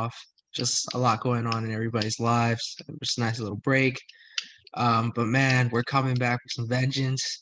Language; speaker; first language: English; native; English